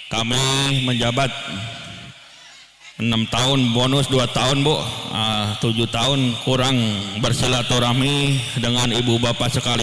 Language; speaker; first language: Indonesian; native; Indonesian